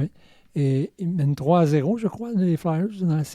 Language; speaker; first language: French; native; French